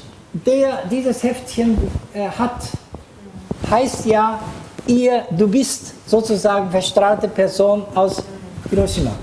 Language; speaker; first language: German; non-native, fluent; Japanese